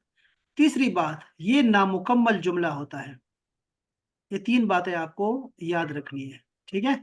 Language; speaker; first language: Urdu; native; Urdu